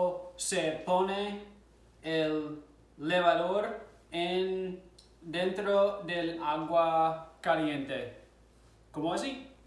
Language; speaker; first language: Spanish; non-native, fluent; English